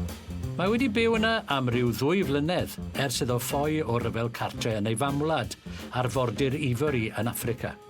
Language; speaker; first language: Welsh; native; Welsh